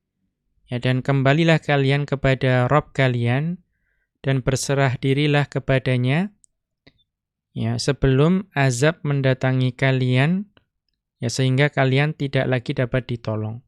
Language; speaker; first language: Indonesian; native; Indonesian